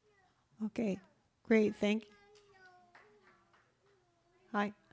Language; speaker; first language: English; native; English